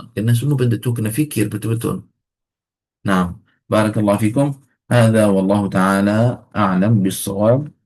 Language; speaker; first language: Malay; non-native, fluent; Arabic